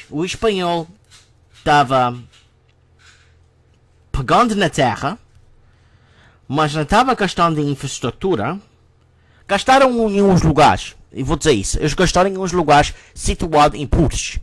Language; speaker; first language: Portuguese; non-native, learner; English